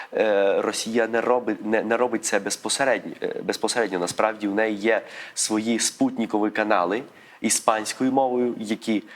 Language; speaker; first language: Ukrainian; early bilingual, other home language; Spanish